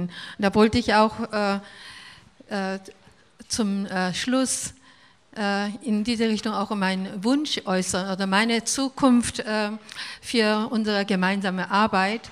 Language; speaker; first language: German; non-native, fluent; Korean